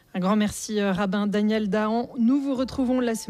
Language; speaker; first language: French; native; French